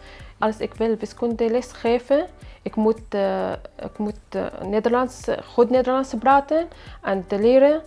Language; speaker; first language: Dutch; non-native, learner; Arabic